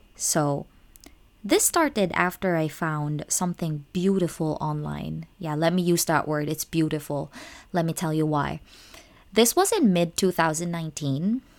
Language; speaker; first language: English; non-native, local second language; Cebuano